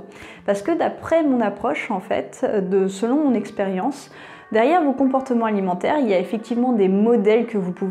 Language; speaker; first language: French; native; French